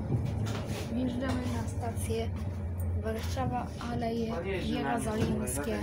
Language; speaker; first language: Polish; native; Polish